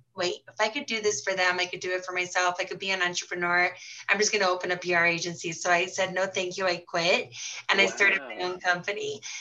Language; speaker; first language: English; early bilingual, heritage; Portuguese